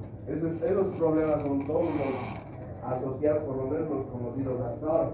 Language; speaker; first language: Spanish; native; Spanish